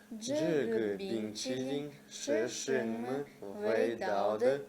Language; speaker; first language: Chinese; non-native, learner; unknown